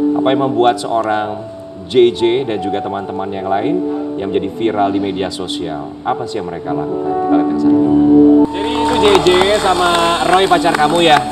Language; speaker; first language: Indonesian; native; Indonesian